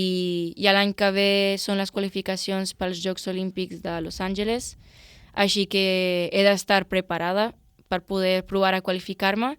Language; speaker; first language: Catalan; non-native, local second language; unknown